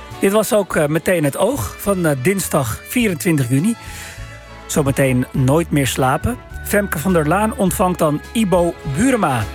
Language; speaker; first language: Dutch; native; Dutch